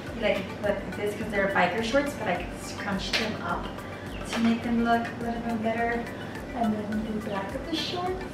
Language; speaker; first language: English; early bilingual, other home language; Spanish